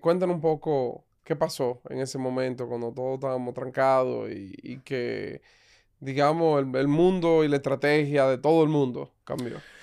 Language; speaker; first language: Spanish; native; Spanish